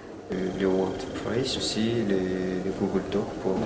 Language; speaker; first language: French; non-native, local second language; Malagasy